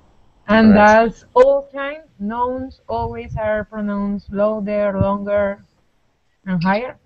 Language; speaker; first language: English; non-native, learner; Spanish